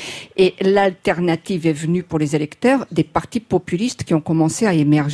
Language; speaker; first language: French; non-native, fluent; Portuguese